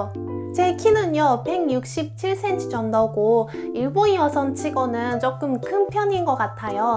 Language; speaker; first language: Korean; non-native, fluent; Japanese